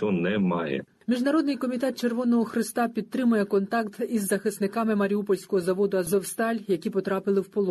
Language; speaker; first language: Ukrainian; native; Ukrainian